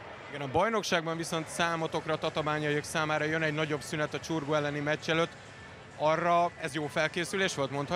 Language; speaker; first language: Hungarian; native; Hungarian